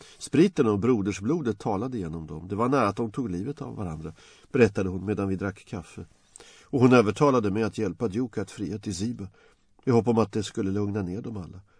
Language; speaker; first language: Swedish; non-native, fluent; Bosnian